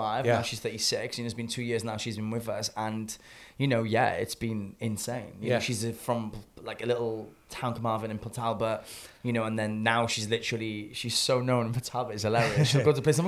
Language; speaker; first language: English; native; English